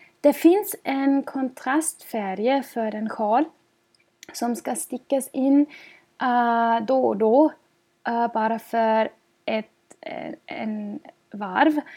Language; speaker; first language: Swedish; non-native, fluent; German